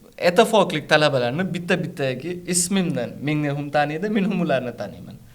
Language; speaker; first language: Uzbek; non-native, fluent; Urdu